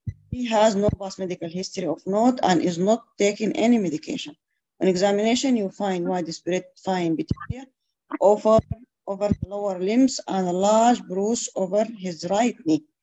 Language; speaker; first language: English; non-native, fluent; Arabic